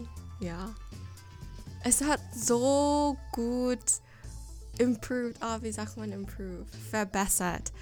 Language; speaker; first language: German; non-native, fluent; English